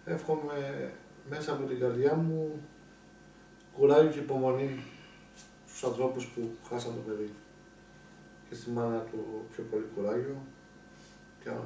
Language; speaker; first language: Greek; native; Greek